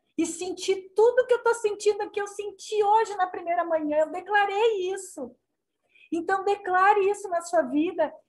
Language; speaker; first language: Portuguese; native; Portuguese